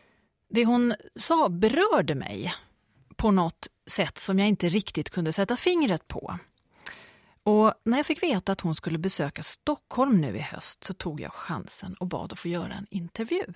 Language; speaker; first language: Swedish; native; Swedish